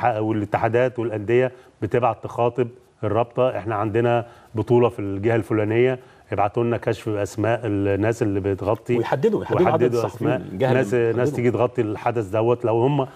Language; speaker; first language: Arabic; native; Arabic